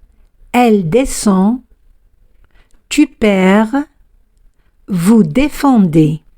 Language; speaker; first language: French; non-native, fluent; Spanish